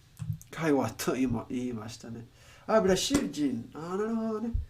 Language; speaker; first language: Japanese; non-native, learner; Spanish